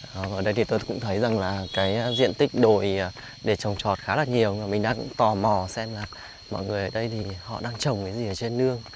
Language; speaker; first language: Vietnamese; native; Vietnamese